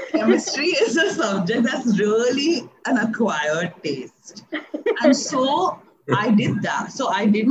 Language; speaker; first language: English; non-native, local second language; Hindi